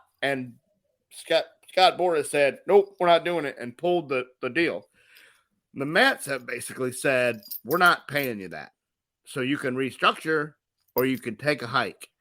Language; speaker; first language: English; native; English